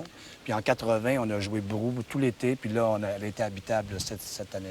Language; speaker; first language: French; native; French